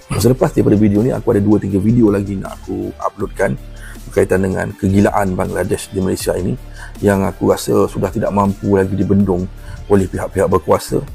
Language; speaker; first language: Malay; native; Malay